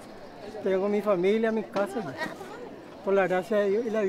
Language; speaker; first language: Spanish; non-native, local second language; Guarani